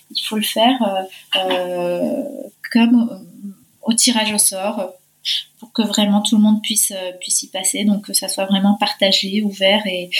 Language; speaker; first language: French; early bilingual, heritage; Spanish